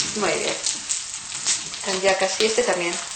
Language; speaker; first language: Spanish; native; Spanish